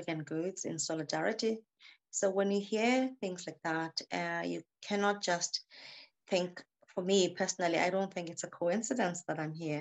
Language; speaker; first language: English; native; English